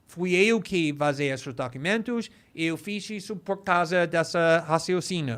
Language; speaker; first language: Portuguese; non-native, fluent; English